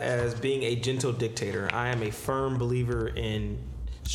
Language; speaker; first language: English; native; English